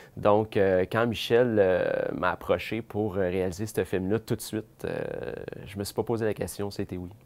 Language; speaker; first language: French; native; French